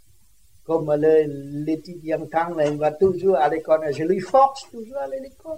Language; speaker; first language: French; non-native, learner; Vietnamese